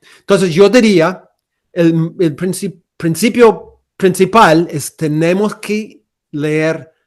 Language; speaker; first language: Spanish; non-native, fluent; English